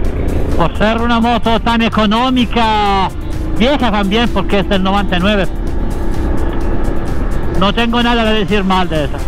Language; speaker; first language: Spanish; non-native, learner; Italian